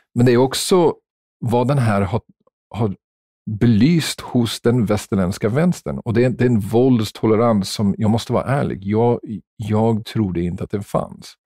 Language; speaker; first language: Swedish; non-native, fluent; English